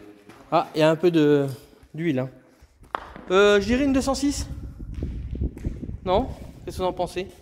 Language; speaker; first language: French; native; French